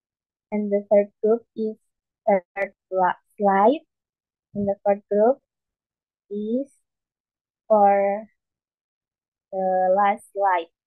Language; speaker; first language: English; non-native, learner; Indonesian